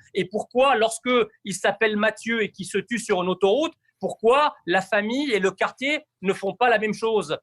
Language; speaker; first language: French; early bilingual, other home language; Arabic